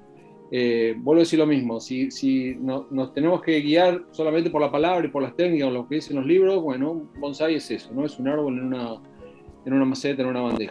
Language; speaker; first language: Spanish; native; Spanish